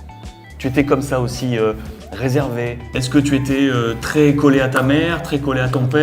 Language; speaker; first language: French; native; French